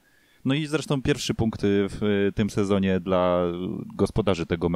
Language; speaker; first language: Polish; native; Polish